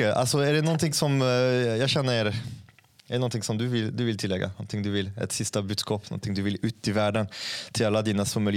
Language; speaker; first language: Swedish; non-native, fluent; French